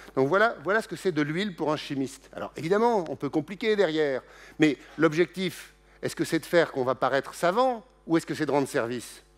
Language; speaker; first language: French; native; French